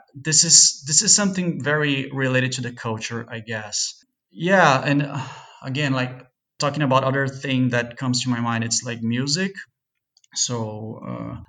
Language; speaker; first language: English; non-native, fluent; Portuguese